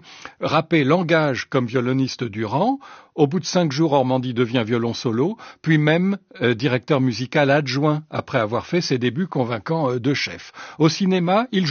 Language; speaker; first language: French; native; French